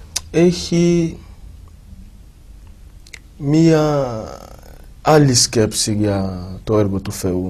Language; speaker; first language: Greek; non-native, fluent; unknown